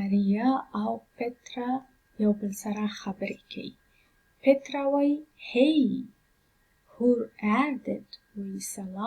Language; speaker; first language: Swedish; non-native, fluent; Pashto